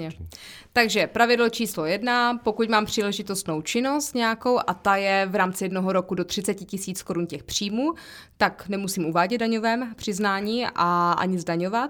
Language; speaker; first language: Czech; native; Czech